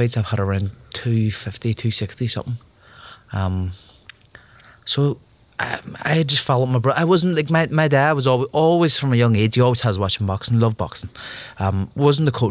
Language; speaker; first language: English; native; English